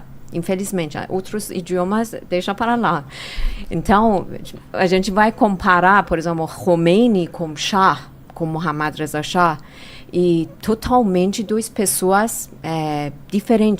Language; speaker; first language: Portuguese; non-native, fluent; Persian